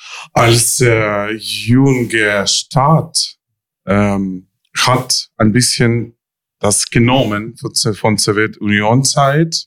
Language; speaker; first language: German; non-native, learner; Ukrainian